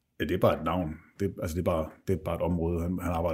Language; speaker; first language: Danish; native; Danish